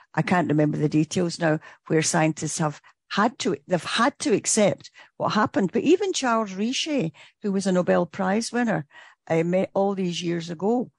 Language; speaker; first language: English; native; English